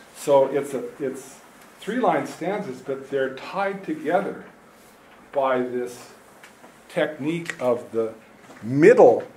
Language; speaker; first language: English; native; English